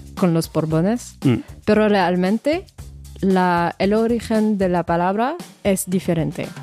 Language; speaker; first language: Spanish; non-native, fluent; French